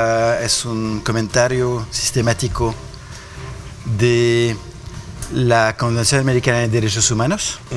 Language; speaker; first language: Spanish; non-native, fluent; French